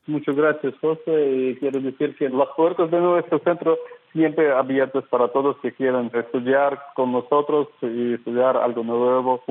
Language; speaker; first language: Spanish; non-native, fluent; Russian